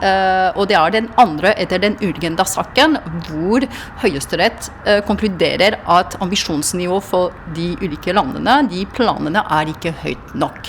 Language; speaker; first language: Norwegian; non-native, fluent; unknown